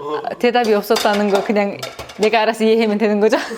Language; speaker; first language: Korean; non-native, learner; Kazakh